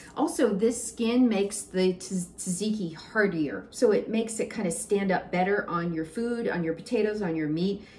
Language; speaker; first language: English; native; English